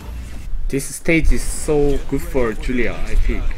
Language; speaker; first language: English; non-native, learner; Korean